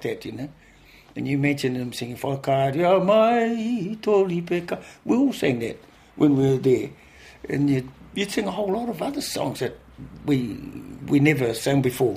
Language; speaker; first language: English; native; English